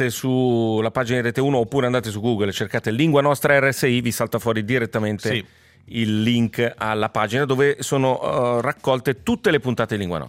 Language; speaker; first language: Italian; native; Italian